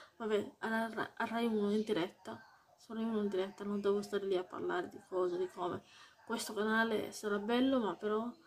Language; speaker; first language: Italian; early bilingual, heritage; Italian